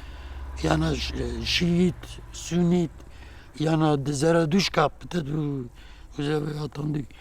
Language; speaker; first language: French; non-native, learner; Kurdish